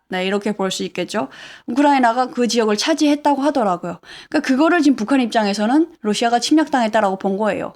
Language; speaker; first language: Korean; native; Korean